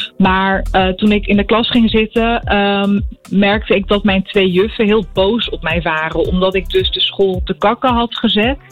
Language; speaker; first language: Dutch; early bilingual, other home language; Arabic